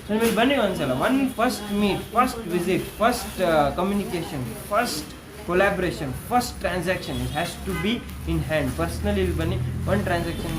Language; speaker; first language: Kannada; non-native, local second language; Hindi